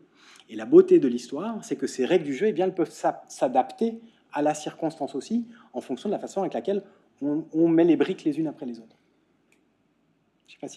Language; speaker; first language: French; native; French